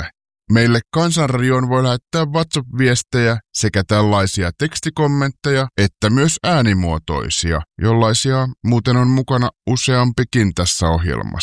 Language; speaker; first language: Finnish; native; Finnish